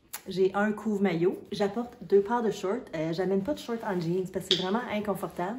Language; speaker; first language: French; native; French